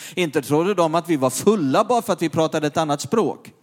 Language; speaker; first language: Swedish; native; Swedish